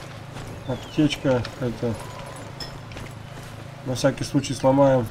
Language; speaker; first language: Russian; native; Russian